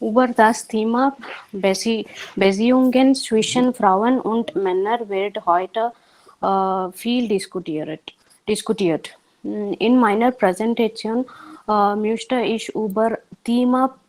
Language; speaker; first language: German; non-native, learner; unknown